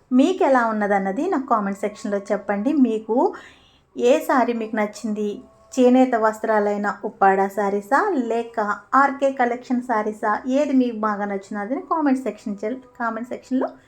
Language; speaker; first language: Telugu; native; Telugu